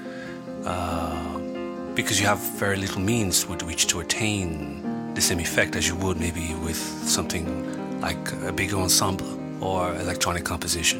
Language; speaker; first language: English; non-native, local second language; Bini